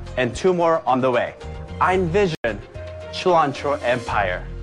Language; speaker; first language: English; early bilingual, other home language; Korean